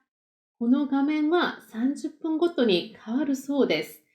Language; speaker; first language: Japanese; non-native, fluent; Korean